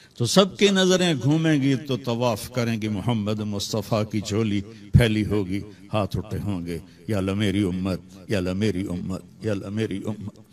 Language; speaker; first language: Urdu; non-native, local second language; Punjabi